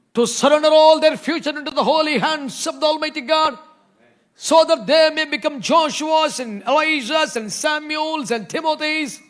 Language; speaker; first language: English; non-native, local second language; Telugu